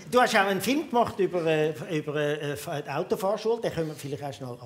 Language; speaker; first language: German; native; German